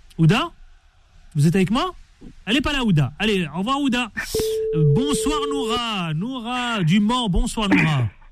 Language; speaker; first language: French; native; French